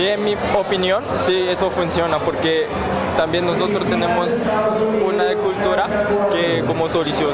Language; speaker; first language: Spanish; non-native, learner; Japanese